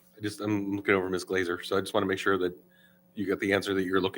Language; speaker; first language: English; native; English